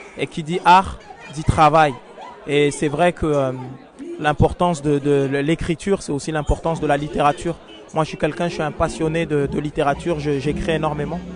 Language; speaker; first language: French; native; French